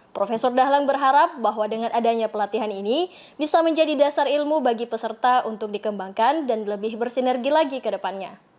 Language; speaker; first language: Indonesian; native; Indonesian